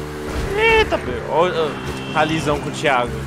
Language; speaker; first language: Portuguese; native; Portuguese